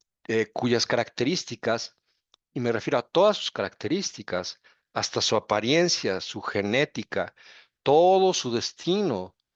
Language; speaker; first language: Spanish; native; Spanish